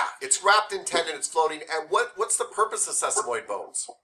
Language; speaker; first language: English; native; English